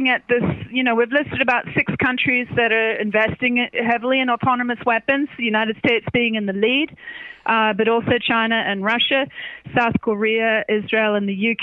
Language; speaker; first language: English; native; English